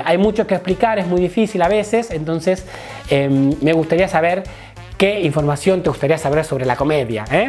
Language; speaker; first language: Spanish; native; Spanish